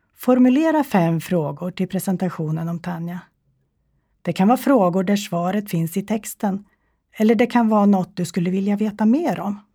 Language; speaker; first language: Swedish; native; Swedish